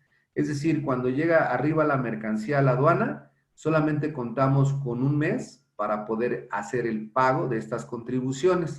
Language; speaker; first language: Spanish; native; Spanish